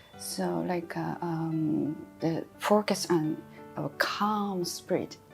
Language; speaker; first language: English; non-native, fluent; Japanese